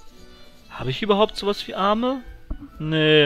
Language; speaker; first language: German; native; German